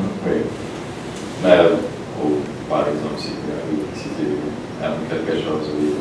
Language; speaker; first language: French; non-native, learner; Polish